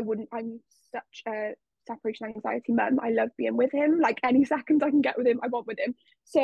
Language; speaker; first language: English; native; English